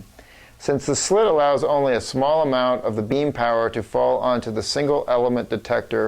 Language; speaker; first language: English; native; English